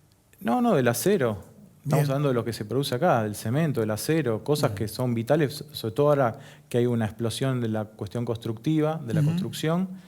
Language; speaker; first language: Spanish; native; Spanish